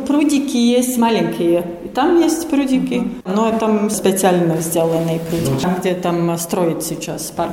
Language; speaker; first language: Russian; non-native, local second language; Latvian